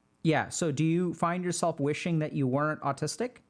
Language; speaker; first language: English; native; English